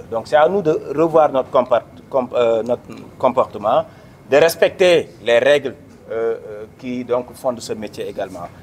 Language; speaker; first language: French; non-native, local second language; Wolof